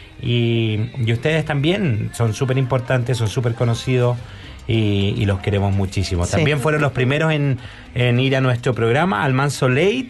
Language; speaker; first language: Spanish; native; Spanish